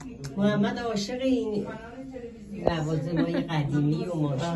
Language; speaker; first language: Persian; native; Persian